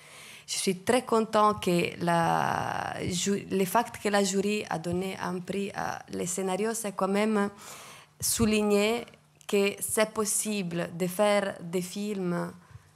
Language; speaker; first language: French; non-native, fluent; Italian